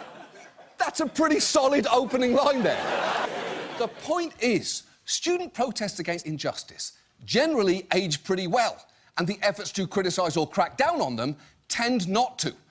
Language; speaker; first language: English; native; English